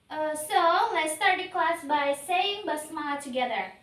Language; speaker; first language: English; non-native, learner; Indonesian